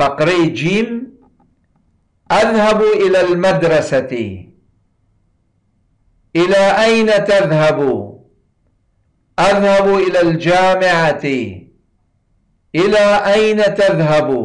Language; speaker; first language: Arabic; non-native, fluent; Persian